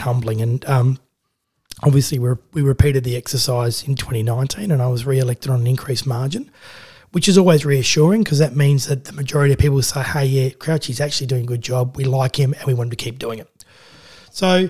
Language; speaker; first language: English; native; English